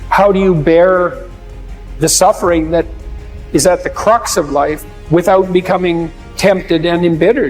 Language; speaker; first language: English; native; English